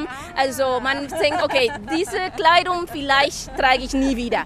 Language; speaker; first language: German; non-native, fluent; Spanish